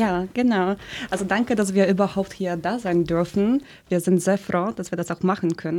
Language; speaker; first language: German; early bilingual, other home language; Polish